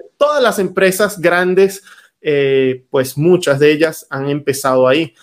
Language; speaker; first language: Spanish; native; Spanish